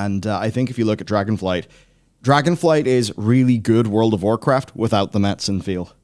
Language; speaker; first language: English; native; English